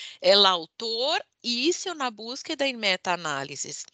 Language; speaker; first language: Spanish; non-native, learner; Portuguese